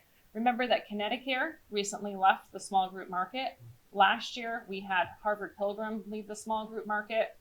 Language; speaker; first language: English; native; English